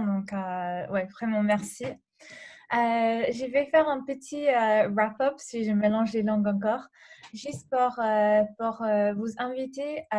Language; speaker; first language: French; non-native, learner; English